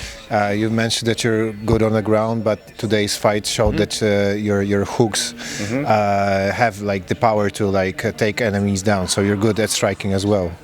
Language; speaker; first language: English; non-native, fluent; Polish